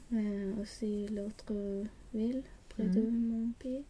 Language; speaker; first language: French; non-native, learner; Swedish